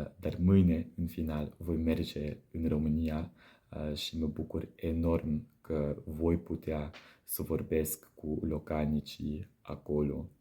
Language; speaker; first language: Romanian; non-native, fluent; Dutch